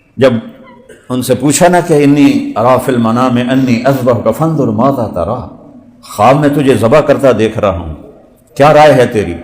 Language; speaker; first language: Urdu; non-native, local second language; Punjabi